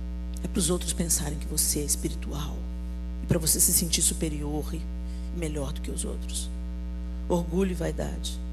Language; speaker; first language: Portuguese; native; Portuguese